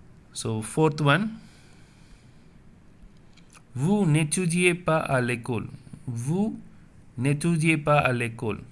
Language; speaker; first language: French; non-native, fluent; Tamil